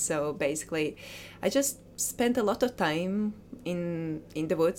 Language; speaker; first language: English; non-native, fluent; Latvian